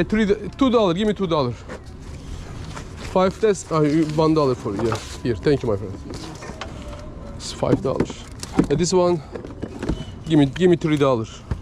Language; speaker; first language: English; non-native, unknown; Turkish